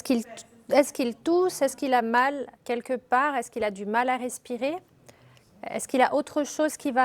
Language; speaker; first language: French; native; French